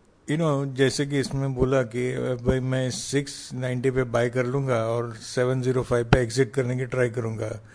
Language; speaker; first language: Hindi; native; Hindi